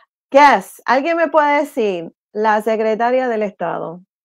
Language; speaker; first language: Spanish; native; Spanish